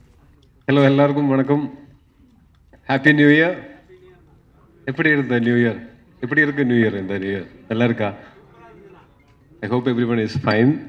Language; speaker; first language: Tamil; non-native, learner; Malayalam